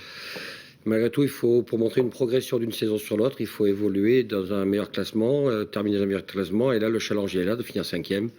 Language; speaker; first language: French; native; French